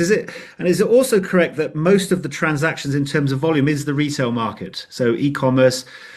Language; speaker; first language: English; native; English